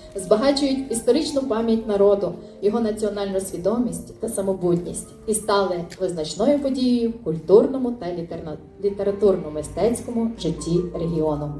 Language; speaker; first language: Ukrainian; native; Ukrainian